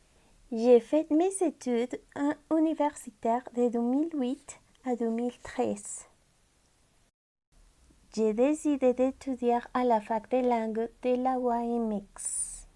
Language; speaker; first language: French; non-native, fluent; Spanish